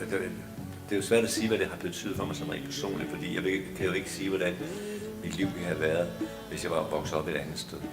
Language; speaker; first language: Danish; native; Danish